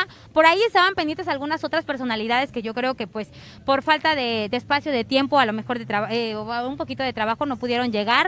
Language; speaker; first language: Spanish; native; Spanish